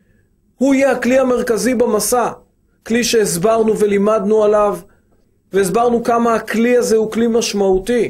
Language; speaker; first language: Hebrew; native; Hebrew